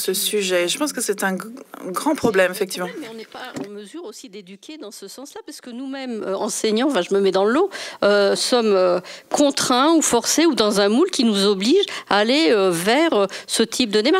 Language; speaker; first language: French; native; French